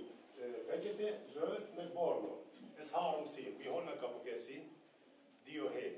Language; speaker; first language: Hungarian; non-native, learner; Turkish